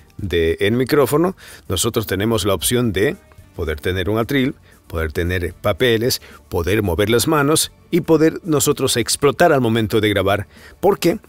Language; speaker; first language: Spanish; native; Spanish